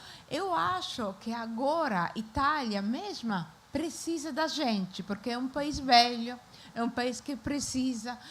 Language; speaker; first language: Portuguese; non-native, fluent; Italian